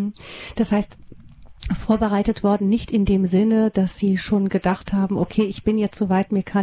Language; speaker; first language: German; native; German